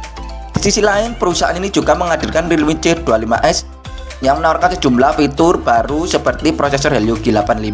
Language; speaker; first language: Indonesian; native; Indonesian